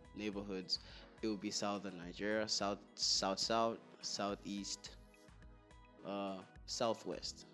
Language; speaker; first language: English; non-native, local second language; Igbo